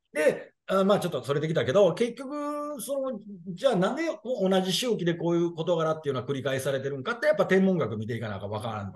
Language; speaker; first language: Japanese; native; Japanese